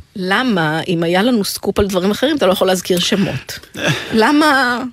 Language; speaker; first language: Hebrew; native; Hebrew